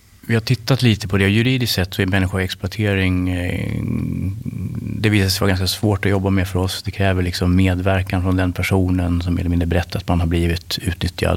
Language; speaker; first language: Swedish; native; Swedish